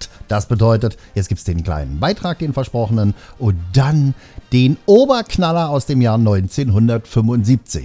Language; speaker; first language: German; native; German